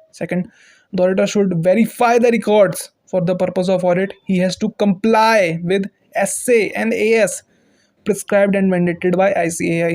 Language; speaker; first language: English; non-native, local second language; Hindi